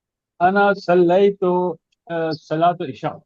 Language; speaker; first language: Arabic; non-native, learner; Urdu